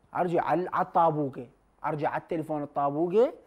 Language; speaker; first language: Arabic; native; Arabic